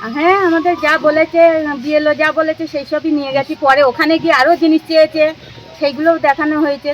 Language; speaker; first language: Bangla; native; Bangla